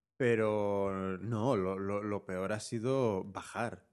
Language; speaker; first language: Spanish; native; Spanish